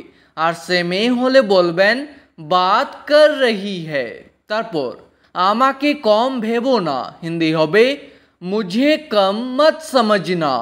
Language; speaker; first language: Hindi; non-native, local second language; Bangla